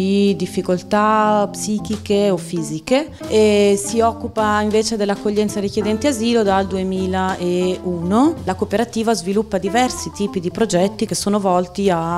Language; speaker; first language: Italian; native; Italian